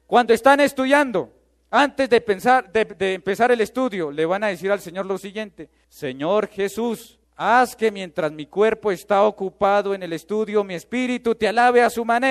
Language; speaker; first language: Spanish; native; Spanish